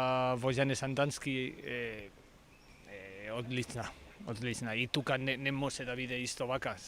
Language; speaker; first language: Macedonian; non-native, learner; Spanish